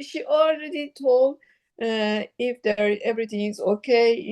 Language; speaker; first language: English; non-native, learner; Persian